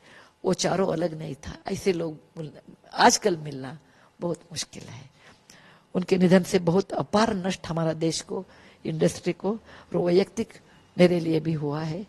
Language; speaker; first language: Hindi; non-native, local second language; Kannada